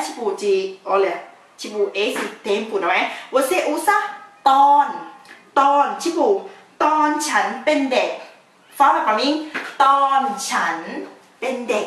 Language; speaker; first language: Portuguese; non-native, fluent; Thai